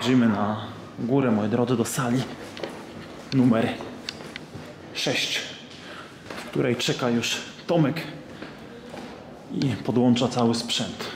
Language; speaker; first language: Polish; native; Polish